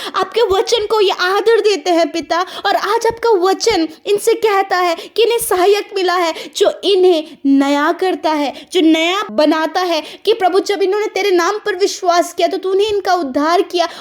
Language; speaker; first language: Hindi; native; Hindi